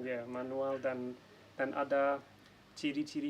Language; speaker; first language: Indonesian; non-native, fluent; English